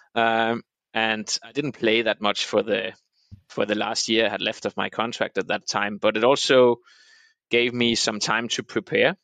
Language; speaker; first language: English; non-native, fluent; Danish